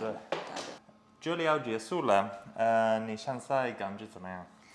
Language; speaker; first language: Chinese; non-native, fluent; English